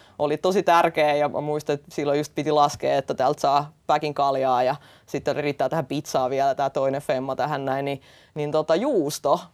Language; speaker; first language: Finnish; early bilingual, other home language; Russian